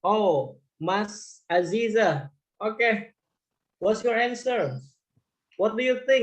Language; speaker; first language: English; non-native, fluent; Indonesian